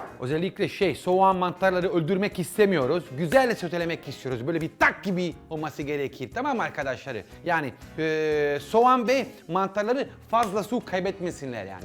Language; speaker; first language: Turkish; non-native, learner; Italian